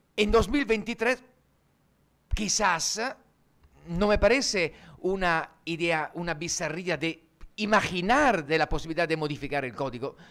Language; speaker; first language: Spanish; non-native, fluent; Italian